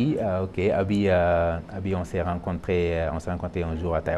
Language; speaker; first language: French; non-native, local second language; Wolof